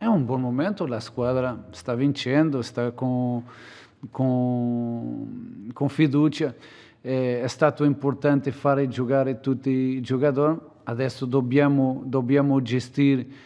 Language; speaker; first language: Italian; non-native, fluent; Portuguese